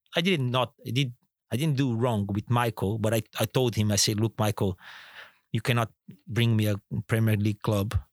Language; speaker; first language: English; non-native, fluent; Portuguese